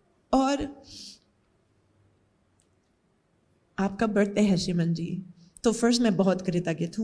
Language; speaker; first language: Hindi; non-native, learner; English